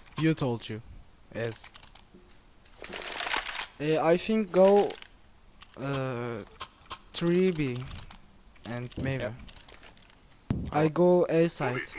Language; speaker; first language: English; non-native, learner; Turkish